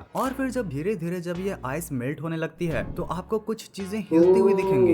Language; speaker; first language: Hindi; native; Hindi